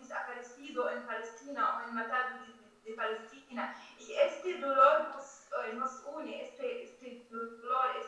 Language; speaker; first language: Spanish; non-native, fluent; Arabic